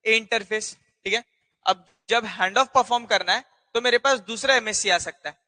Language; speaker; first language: Hindi; non-native, local second language; Marathi